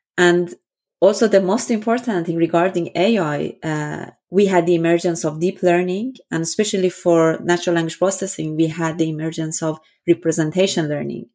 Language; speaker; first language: English; non-native, fluent; Persian